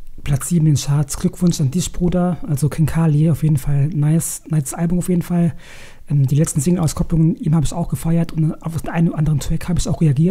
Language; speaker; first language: German; native; German